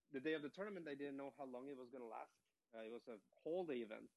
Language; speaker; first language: English; non-native, fluent; Spanish